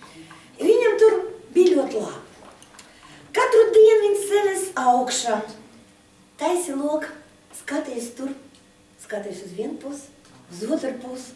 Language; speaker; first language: Latvian; non-native, local second language; Russian